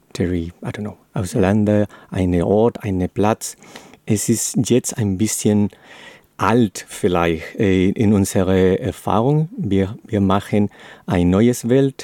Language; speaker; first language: German; non-native, learner; Spanish